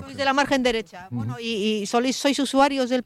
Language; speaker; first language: Spanish; native; Spanish